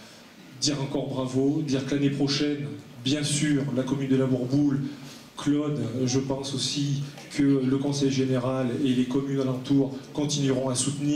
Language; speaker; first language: French; native; French